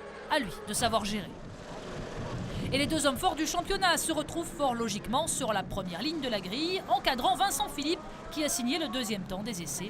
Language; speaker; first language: French; native; French